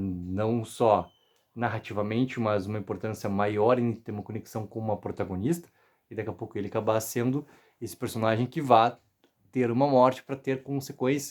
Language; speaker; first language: Portuguese; native; Portuguese